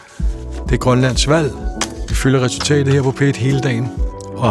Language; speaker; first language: Danish; native; Danish